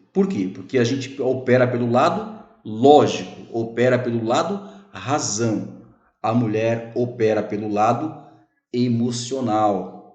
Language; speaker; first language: Portuguese; native; Portuguese